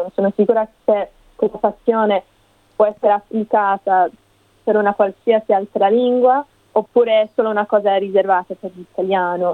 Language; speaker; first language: Italian; non-native, fluent; English